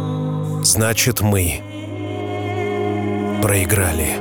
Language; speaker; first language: Russian; native; Russian